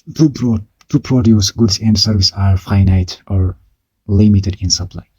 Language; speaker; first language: English; non-native, local second language; Amharic